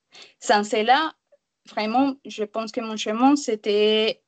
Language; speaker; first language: French; non-native, learner; Spanish